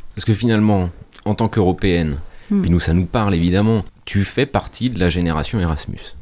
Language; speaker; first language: French; native; French